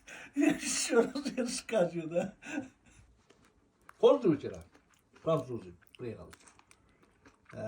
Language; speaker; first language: Russian; non-native, local second language; Uzbek